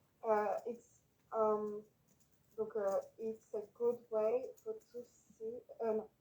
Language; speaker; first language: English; non-native, learner; French